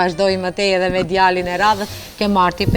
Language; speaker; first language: Albanian; native; Albanian